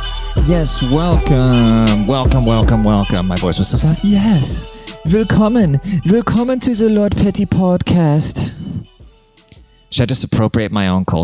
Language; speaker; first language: English; native; English